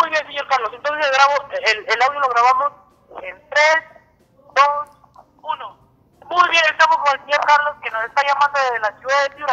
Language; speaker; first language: Spanish; native; Spanish